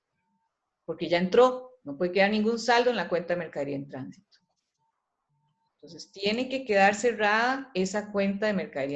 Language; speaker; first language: Spanish; native; Spanish